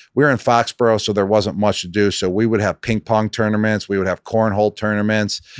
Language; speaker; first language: English; native; English